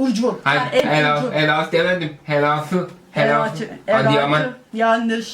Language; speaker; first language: Turkish; non-native, learner; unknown